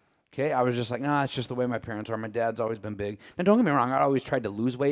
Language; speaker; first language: English; native; English